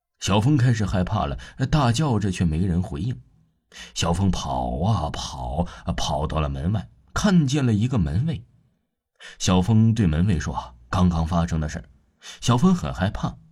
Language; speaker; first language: Chinese; non-native, local second language; Cantonese